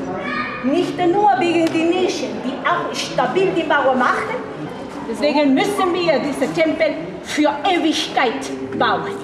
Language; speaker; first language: German; non-native, fluent; Spanish